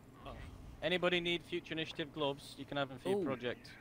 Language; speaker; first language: English; native; English